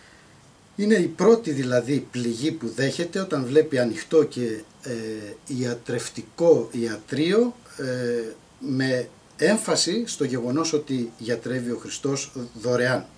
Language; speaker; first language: Greek; native; Greek